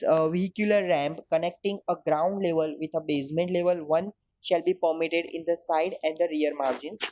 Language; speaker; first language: English; non-native, local second language; Gujarati